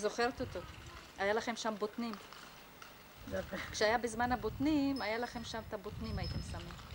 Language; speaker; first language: Hebrew; native; Hebrew